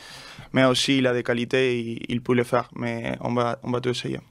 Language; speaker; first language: French; non-native, learner; Spanish